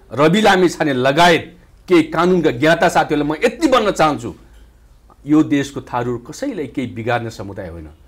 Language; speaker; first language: Nepali; non-native, local second language; Dangaura Tharu